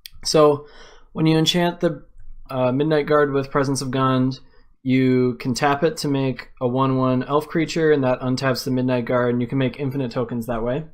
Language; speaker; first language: English; native; English